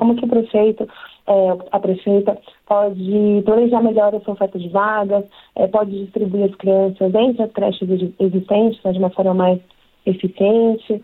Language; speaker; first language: Portuguese; native; Portuguese